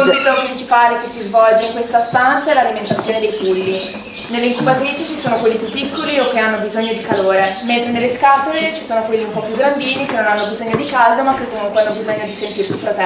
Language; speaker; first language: Italian; native; Italian